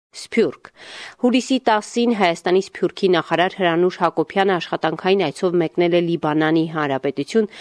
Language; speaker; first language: Armenian; native; Armenian